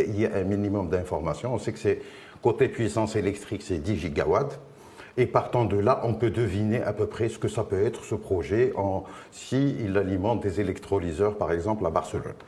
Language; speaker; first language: French; non-native, local second language; Arabic